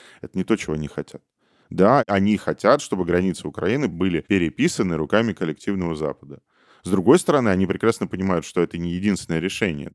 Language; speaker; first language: Russian; native; Russian